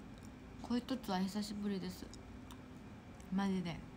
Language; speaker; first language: Japanese; non-native, fluent; Korean